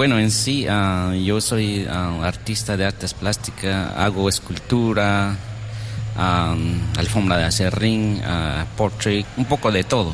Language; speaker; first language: Spanish; non-native, local second language; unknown